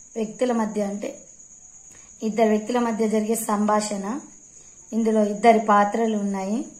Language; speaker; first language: Hindi; non-native, local second language; Telugu